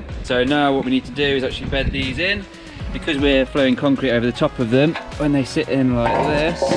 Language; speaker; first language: English; native; English